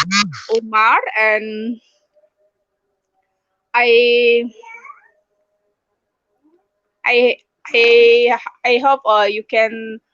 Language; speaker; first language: English; non-native, learner; Indonesian